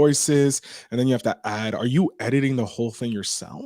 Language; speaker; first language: English; native; English